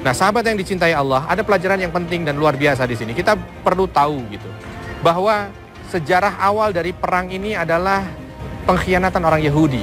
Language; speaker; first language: Indonesian; native; Indonesian